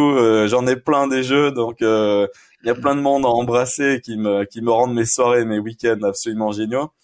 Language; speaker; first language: French; native; French